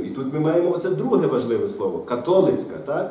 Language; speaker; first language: Ukrainian; native; Ukrainian